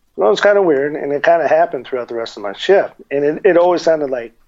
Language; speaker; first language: English; native; English